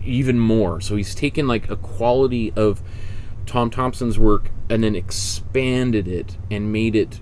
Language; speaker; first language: English; native; English